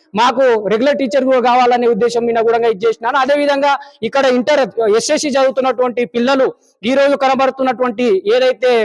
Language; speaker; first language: Telugu; non-native, local second language; Lambadi